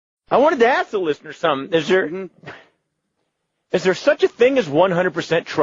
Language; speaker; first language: English; native; English